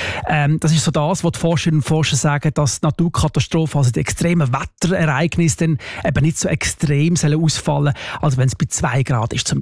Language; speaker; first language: German; native; German